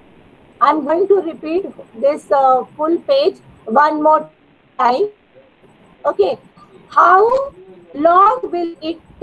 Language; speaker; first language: English; non-native, learner; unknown